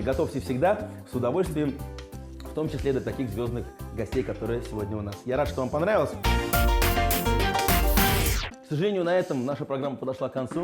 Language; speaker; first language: Russian; native; Russian